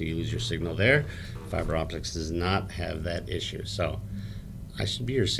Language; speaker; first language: English; native; English